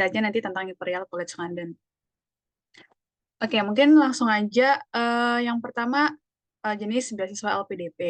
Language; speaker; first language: Indonesian; native; Indonesian